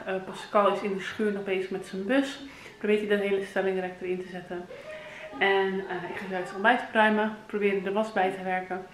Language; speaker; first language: Dutch; native; Dutch